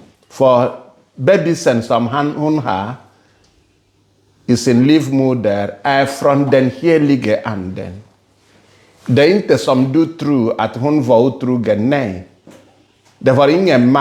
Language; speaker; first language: Swedish; non-native, fluent; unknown